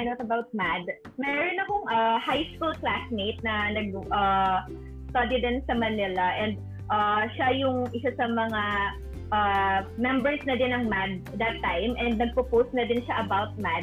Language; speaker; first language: English; non-native, local second language; Bikol